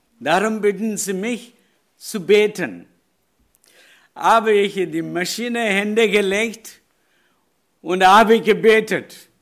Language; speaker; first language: German; non-native, learner; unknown